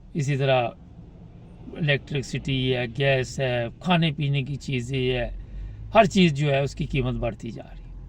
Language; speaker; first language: Urdu; non-native, local second language; Punjabi